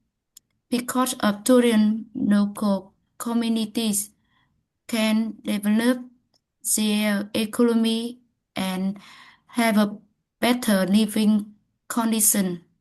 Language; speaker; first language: English; non-native, learner; Vietnamese